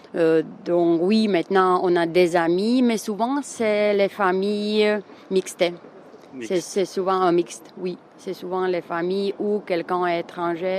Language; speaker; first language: French; non-native, fluent; Czech